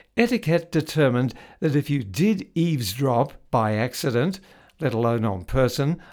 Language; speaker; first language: English; native; English